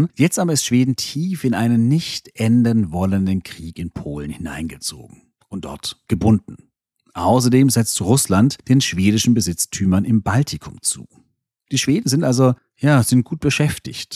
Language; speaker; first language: German; native; German